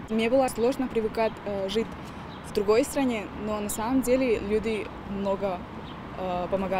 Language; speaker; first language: Russian; non-native, fluent; Spanish